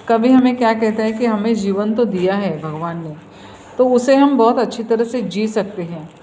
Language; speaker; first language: Hindi; non-native, local second language; Marathi